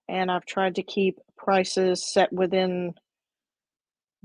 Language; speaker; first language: English; native; English